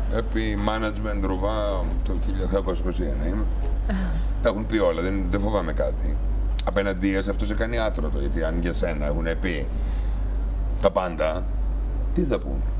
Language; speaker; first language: Greek; native; Greek